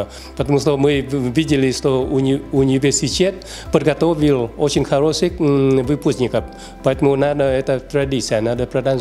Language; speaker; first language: Russian; non-native, fluent; Vietnamese